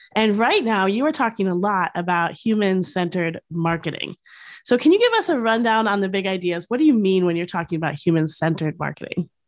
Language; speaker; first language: English; native; English